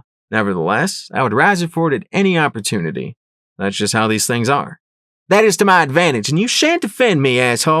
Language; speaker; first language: English; native; English